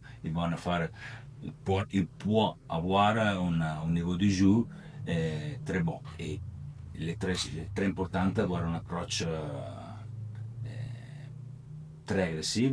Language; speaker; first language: French; non-native, learner; Italian